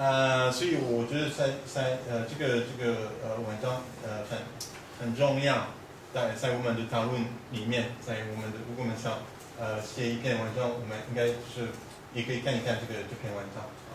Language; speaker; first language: Chinese; non-native, fluent; French